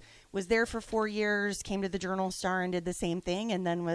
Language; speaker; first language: English; native; English